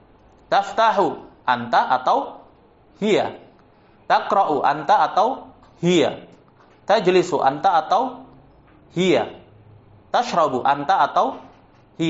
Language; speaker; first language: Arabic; non-native, fluent; Indonesian